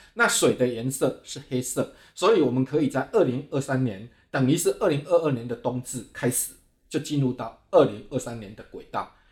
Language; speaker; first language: Chinese; native; Chinese